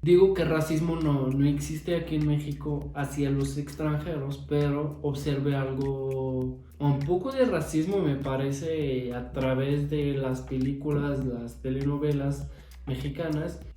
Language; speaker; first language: Spanish; non-native, fluent; Arabic